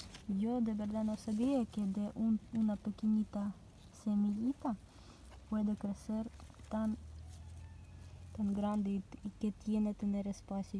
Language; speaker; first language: Spanish; non-native, learner; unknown